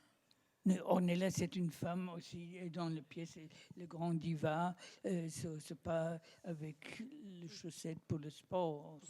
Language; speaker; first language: French; non-native, learner; German